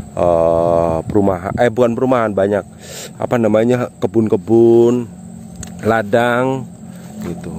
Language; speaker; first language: Indonesian; native; Indonesian